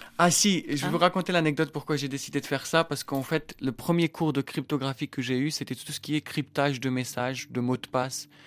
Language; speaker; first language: French; non-native, local second language; Arabic